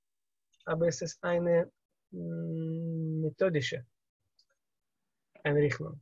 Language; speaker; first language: German; non-native, learner; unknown